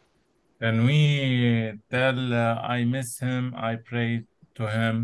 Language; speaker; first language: English; non-native, learner; Arabic